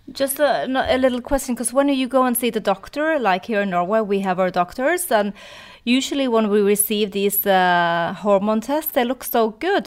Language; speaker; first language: English; non-native, fluent; Norwegian